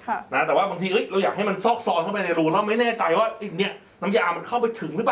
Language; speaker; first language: Thai; native; Thai